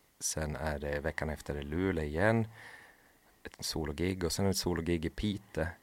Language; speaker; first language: Swedish; native; Swedish